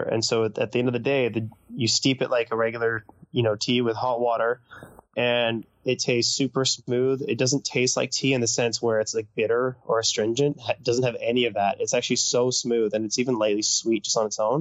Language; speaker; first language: English; native; English